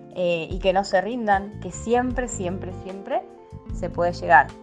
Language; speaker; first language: Spanish; native; Spanish